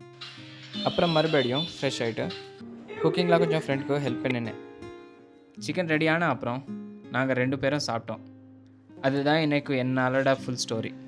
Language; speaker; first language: Tamil; non-native, learner; Telugu